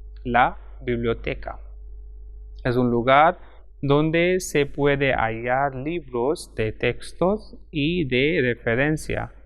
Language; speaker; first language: Spanish; non-native, fluent; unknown